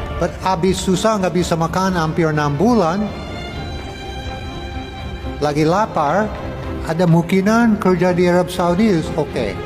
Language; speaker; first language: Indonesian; non-native, fluent; English